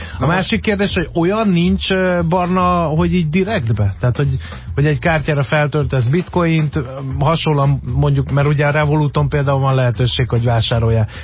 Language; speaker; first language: Hungarian; native; Hungarian